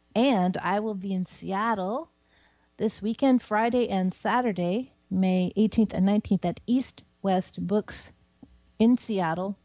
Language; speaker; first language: English; native; English